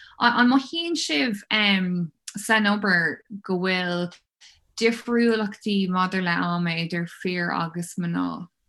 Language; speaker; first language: Irish; non-native, local second language; English